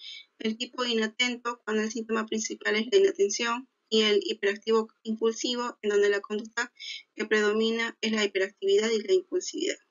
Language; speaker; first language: Spanish; native; Spanish